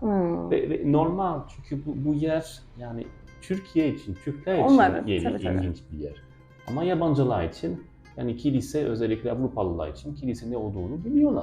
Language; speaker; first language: Turkish; non-native, fluent; French